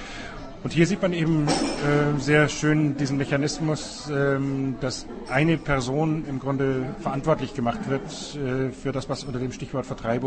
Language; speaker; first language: German; native; German